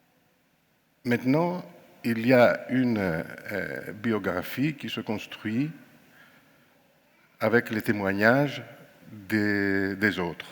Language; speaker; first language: French; non-native, fluent; Greek